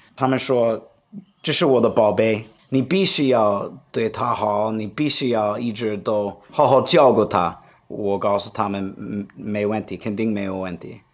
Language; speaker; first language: Chinese; non-native, fluent; English